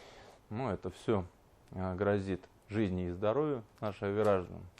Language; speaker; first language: Russian; native; Russian